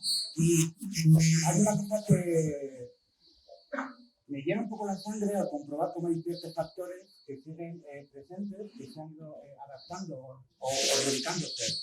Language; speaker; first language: Spanish; native; Spanish